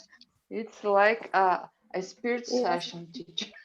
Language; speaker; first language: English; non-native, learner; Portuguese